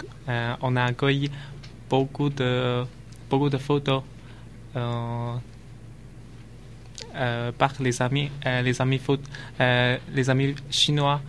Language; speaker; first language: French; non-native, learner; Chinese